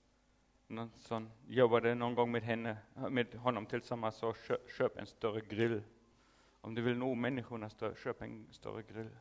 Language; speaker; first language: Swedish; non-native, fluent; German